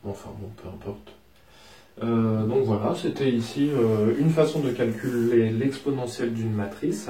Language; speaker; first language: French; native; French